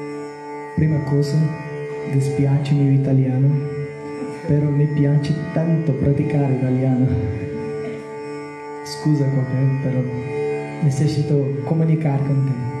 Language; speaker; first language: Italian; non-native, learner; Portuguese